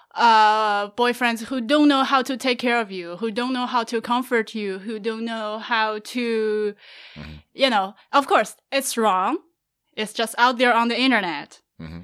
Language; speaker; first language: English; non-native, fluent; Chinese